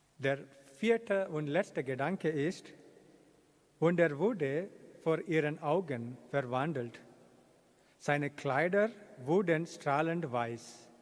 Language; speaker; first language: German; non-native, fluent; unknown